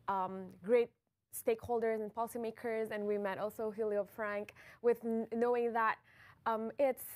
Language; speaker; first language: English; non-native, fluent; Indonesian